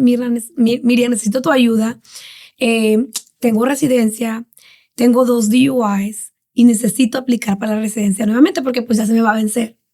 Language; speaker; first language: Spanish; native; Spanish